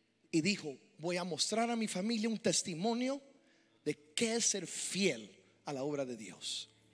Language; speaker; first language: Spanish; early bilingual, heritage; Spanish